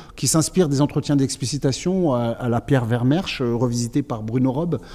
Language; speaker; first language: French; native; French